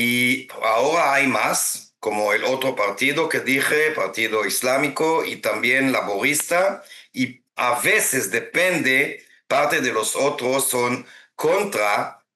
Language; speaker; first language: Spanish; non-native, fluent; Hebrew